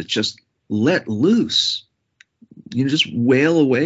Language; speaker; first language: English; native; English